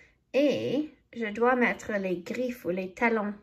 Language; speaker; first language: French; non-native, fluent; English